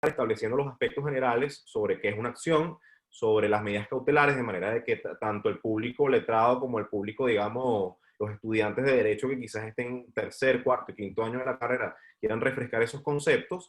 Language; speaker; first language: Spanish; native; Spanish